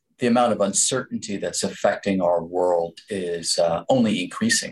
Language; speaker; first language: English; native; English